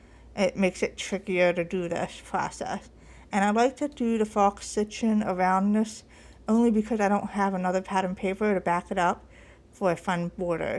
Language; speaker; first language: English; native; English